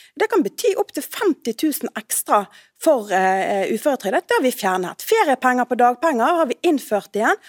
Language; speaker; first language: Norwegian; native; Norwegian